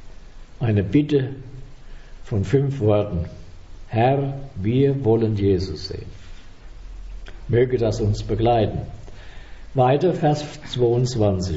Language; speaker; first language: German; native; German